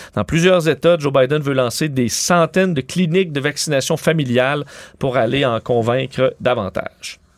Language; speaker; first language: French; native; French